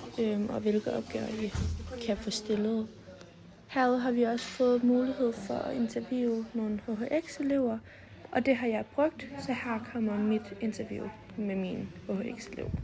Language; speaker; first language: Danish; native; Danish